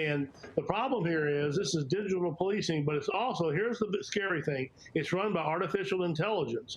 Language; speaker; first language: English; native; English